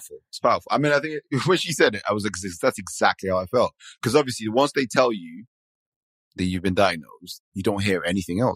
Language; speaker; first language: English; non-native, local second language; Yoruba